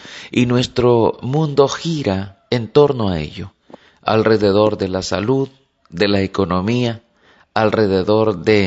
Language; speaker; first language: Spanish; native; Spanish